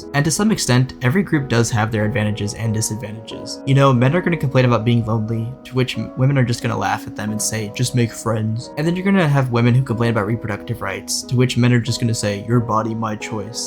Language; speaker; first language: English; native; English